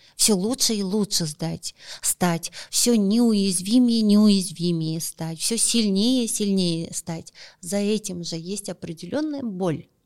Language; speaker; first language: Russian; non-native, local second language; Kazakh